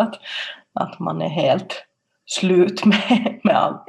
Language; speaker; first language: Swedish; non-native, local second language; Finnish